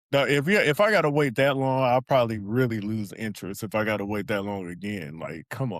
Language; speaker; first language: English; native; English